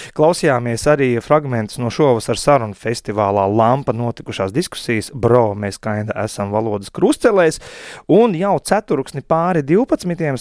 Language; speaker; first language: Latvian; native; Latvian